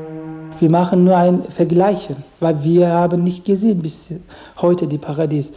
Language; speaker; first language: German; non-native, learner; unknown